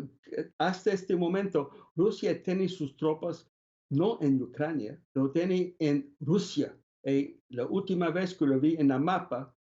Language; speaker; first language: Spanish; non-native, fluent; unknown